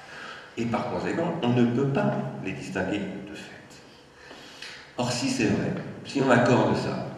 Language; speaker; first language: French; native; French